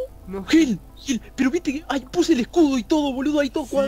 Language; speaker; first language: Spanish; native; Spanish